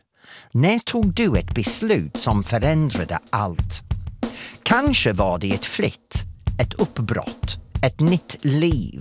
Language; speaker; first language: Swedish; non-native, fluent; English